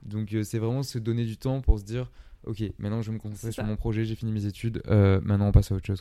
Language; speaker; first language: French; native; French